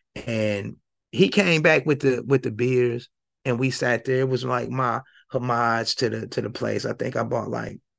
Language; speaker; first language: English; native; English